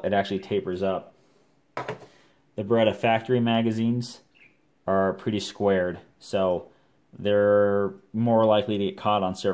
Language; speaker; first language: English; native; English